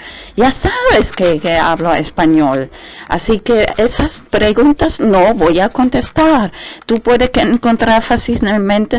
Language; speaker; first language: Spanish; non-native, fluent; German